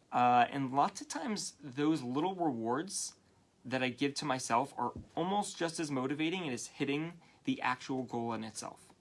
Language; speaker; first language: English; native; English